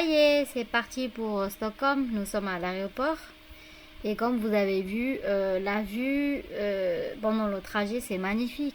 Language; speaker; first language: French; non-native, fluent; Burmese